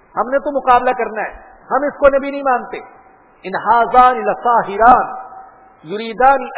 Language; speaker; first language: Urdu; non-native, local second language; Punjabi